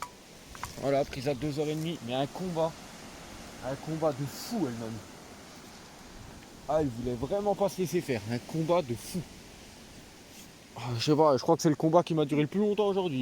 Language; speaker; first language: French; native; French